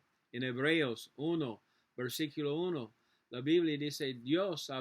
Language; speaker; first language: Spanish; non-native, learner; English